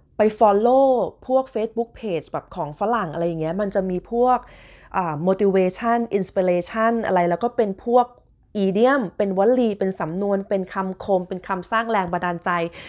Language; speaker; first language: Thai; native; Thai